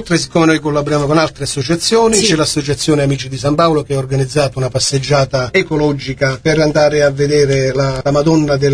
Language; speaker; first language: Italian; native; Italian